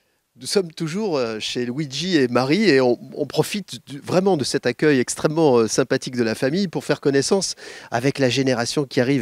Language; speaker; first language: French; native; French